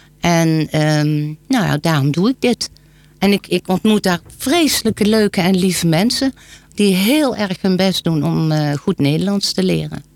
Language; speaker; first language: Dutch; native; Dutch